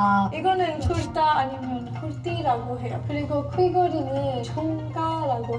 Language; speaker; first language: Korean; non-native, learner; Hindi